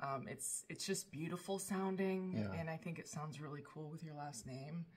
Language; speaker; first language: English; native; English